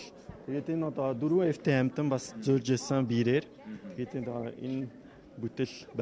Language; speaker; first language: Mongolian; non-native, learner; French